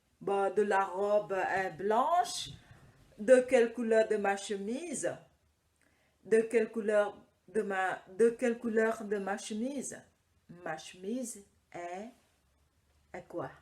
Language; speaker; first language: French; non-native, fluent; Khmer